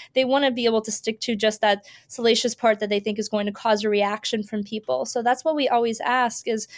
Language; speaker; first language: English; native; English